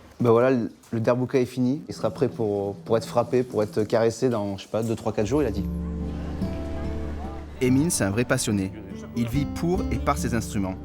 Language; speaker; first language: French; native; French